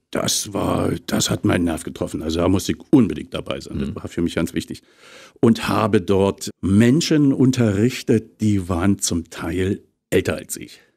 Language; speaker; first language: German; native; German